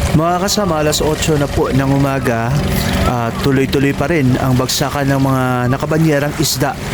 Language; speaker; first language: Filipino; non-native, local second language; Cebuano